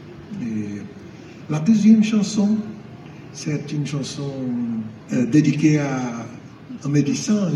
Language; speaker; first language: French; non-native, learner; Portuguese